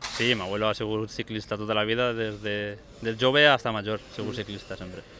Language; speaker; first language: Catalan; native; Catalan